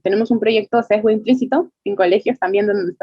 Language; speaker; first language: Spanish; native; Spanish